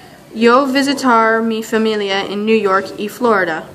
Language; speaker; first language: Spanish; non-native, learner; English